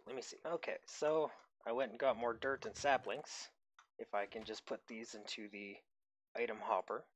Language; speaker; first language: English; native; English